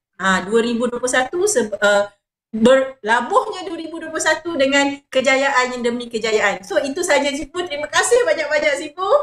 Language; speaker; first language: Malay; native; Malay